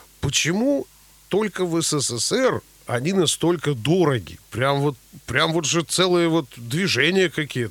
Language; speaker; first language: Russian; native; Russian